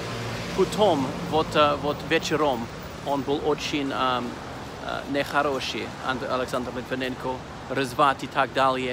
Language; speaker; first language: Russian; non-native, learner; English